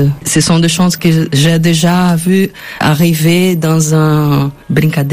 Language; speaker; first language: French; non-native, learner; Portuguese